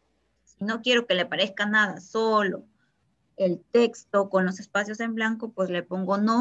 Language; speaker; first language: Spanish; native; Spanish